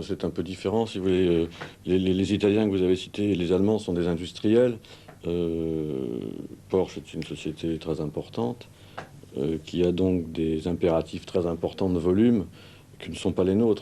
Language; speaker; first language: French; native; French